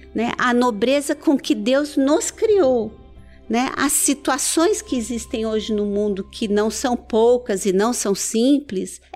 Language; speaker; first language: Portuguese; early bilingual, other home language; Persian